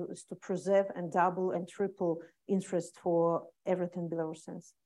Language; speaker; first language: English; non-native, fluent; Russian